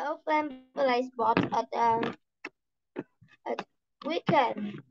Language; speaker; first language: English; non-native, learner; Vietnamese